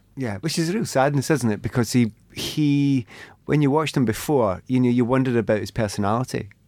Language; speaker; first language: English; native; English